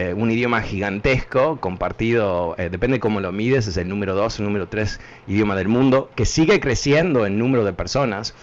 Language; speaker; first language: Spanish; early bilingual, heritage; Spanish